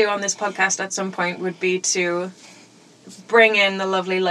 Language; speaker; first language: English; native; English